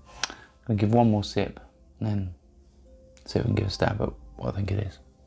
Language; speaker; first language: English; native; English